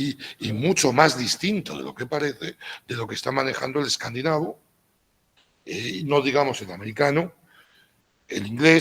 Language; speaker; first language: Spanish; native; Spanish